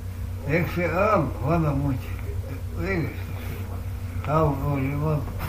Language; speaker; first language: Estonian; non-native, local second language; Russian